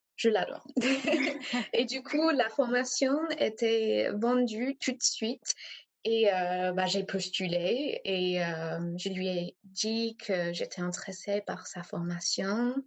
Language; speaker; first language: French; non-native, fluent; English